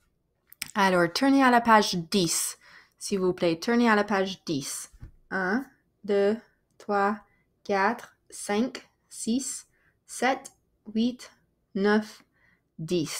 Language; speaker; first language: French; non-native, fluent; English